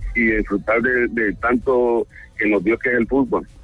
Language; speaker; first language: Spanish; native; Spanish